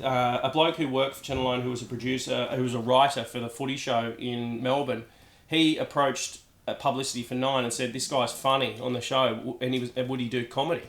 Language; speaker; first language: English; native; English